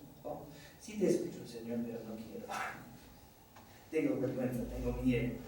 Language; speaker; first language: Spanish; non-native, fluent; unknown